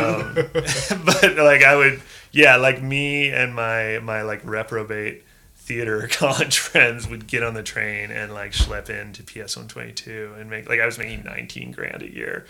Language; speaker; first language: English; native; English